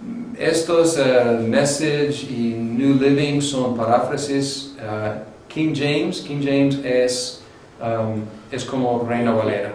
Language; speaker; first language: Spanish; non-native, fluent; English